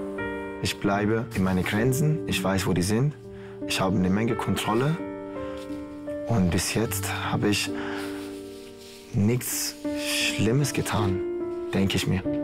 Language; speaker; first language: German; non-native, fluent; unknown